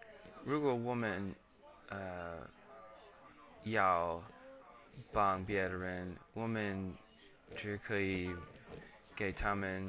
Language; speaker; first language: Chinese; non-native, learner; English